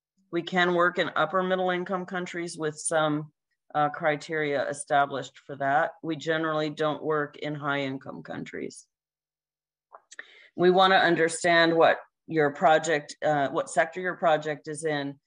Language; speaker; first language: English; native; English